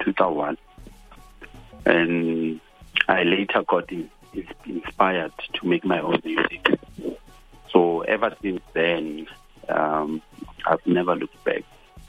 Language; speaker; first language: English; non-native, local second language; Tswana